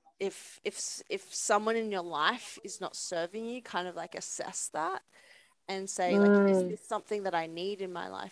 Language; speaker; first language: English; native; English